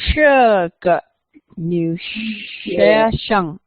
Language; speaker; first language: Chinese; non-native, learner; English